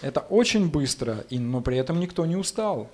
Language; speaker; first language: Russian; native; Russian